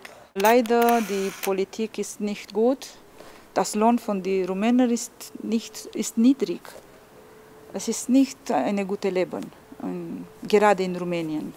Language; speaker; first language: German; non-native, learner; Romanian